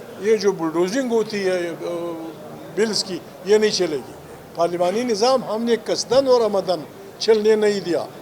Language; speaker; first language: Urdu; non-native, local second language; Pashto